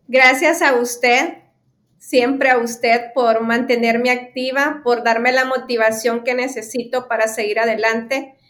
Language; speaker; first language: Spanish; native; Spanish